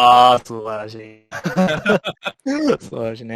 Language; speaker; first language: Japanese; non-native, learner; Indonesian